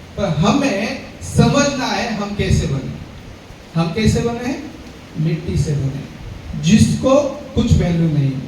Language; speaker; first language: Hindi; non-native, local second language; Marathi